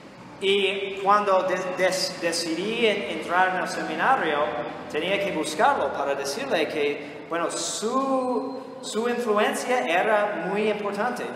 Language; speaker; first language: Spanish; non-native, fluent; English